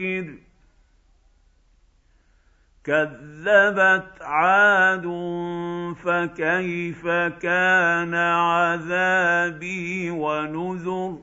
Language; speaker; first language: Arabic; native; Arabic